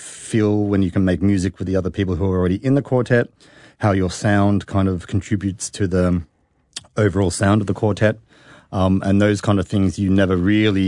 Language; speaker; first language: English; native; English